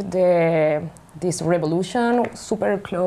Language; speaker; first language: English; non-native, learner; Spanish